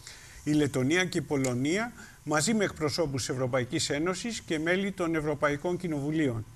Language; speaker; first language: Greek; native; Greek